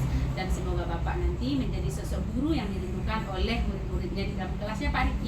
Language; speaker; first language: Indonesian; native; Indonesian